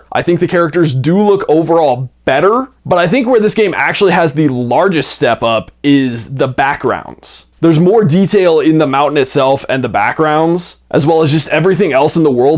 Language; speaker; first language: English; native; English